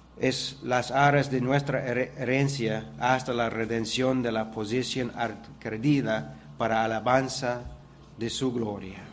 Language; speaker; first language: Spanish; non-native, fluent; English